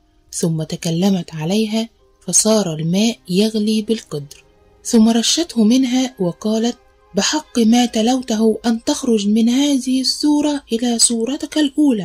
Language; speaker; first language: Arabic; native; Arabic